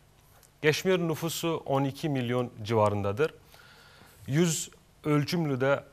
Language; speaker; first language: Turkish; non-native, fluent; Kashmiri